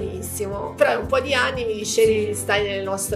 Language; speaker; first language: Italian; native; Italian